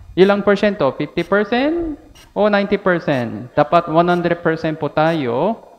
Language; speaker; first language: Filipino; non-native, fluent; Korean